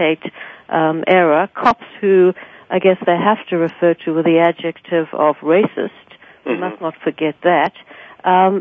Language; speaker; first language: English; native; English